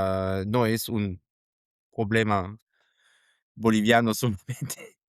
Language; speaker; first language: Spanish; non-native, learner; German